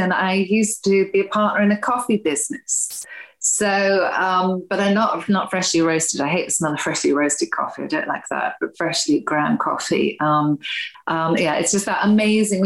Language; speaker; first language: English; native; English